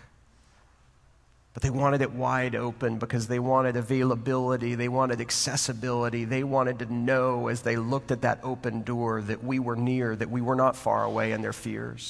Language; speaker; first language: English; native; English